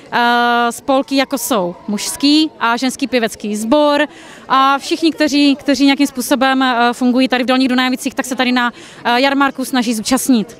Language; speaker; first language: Czech; native; Czech